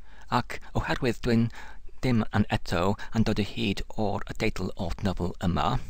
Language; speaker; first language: Welsh; non-native, learner; English